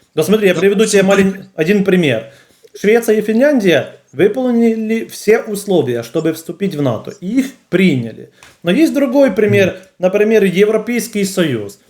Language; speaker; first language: Russian; native; Russian